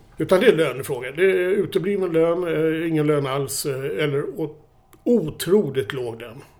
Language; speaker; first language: Swedish; native; Swedish